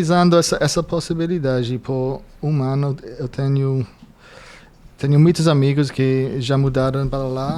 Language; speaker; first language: Portuguese; non-native, fluent; English